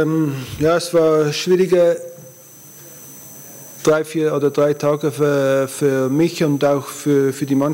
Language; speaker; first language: German; early bilingual, other home language; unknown